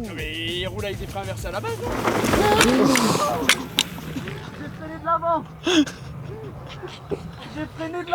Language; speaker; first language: French; native; French